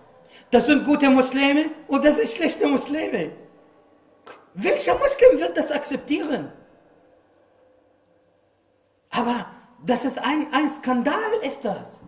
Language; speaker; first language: German; non-native, fluent; Arabic